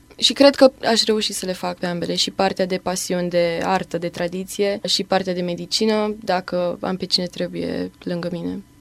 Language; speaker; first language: Romanian; native; Romanian